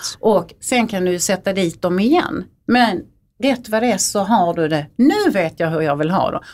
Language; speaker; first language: Swedish; native; Swedish